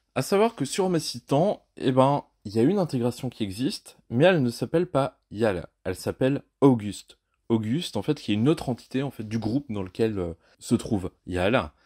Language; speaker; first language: French; native; French